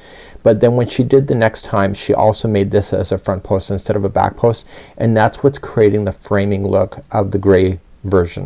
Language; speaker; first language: English; native; English